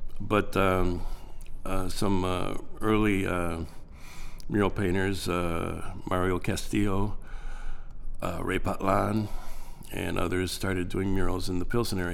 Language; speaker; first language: English; native; English